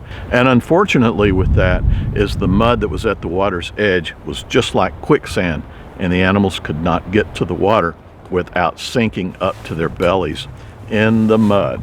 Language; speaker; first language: English; native; English